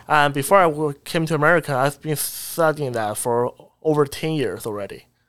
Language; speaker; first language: English; non-native, fluent; Chinese